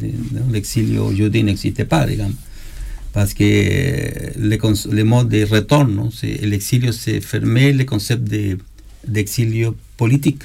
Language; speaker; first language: French; non-native, learner; Spanish